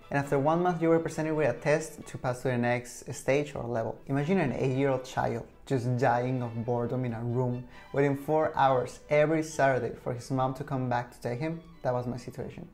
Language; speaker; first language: English; non-native, fluent; Spanish